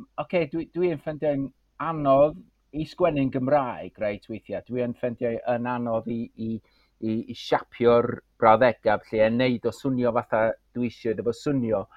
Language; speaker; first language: Welsh; native; Welsh